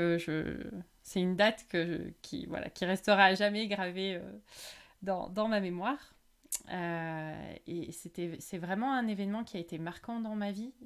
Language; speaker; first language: French; native; French